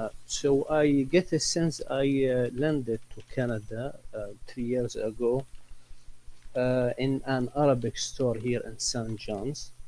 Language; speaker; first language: English; non-native, learner; Arabic